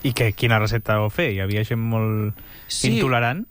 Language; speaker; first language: Catalan; native; Catalan